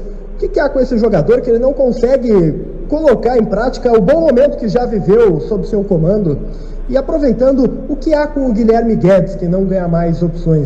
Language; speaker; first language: Portuguese; native; Portuguese